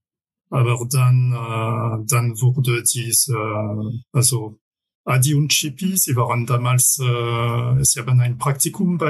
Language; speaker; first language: German; non-native, fluent; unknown